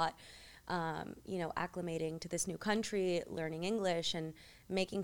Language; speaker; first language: English; early bilingual, other home language; Spanish